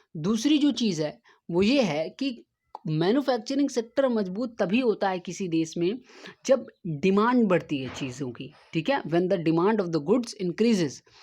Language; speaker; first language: Hindi; native; Hindi